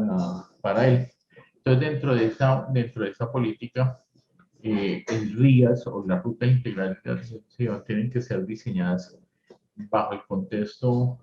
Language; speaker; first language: Spanish; native; Spanish